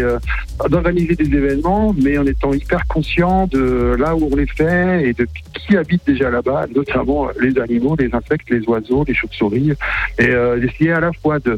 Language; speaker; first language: French; native; French